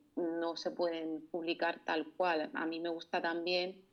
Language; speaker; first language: Spanish; native; Spanish